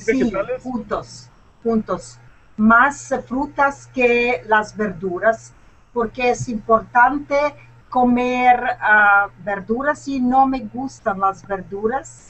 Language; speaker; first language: Spanish; non-native, learner; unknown